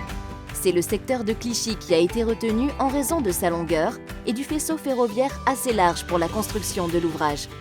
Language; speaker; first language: French; native; French